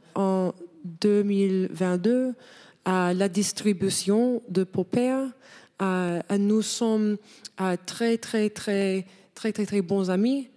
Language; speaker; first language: French; non-native, learner; English